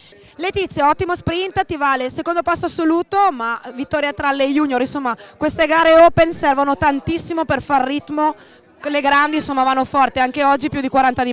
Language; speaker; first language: Italian; native; Italian